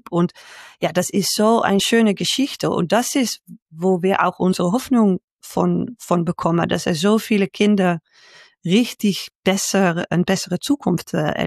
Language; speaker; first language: German; non-native, fluent; Dutch